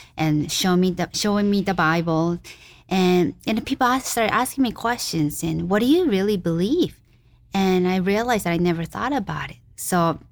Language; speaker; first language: English; non-native, fluent; Japanese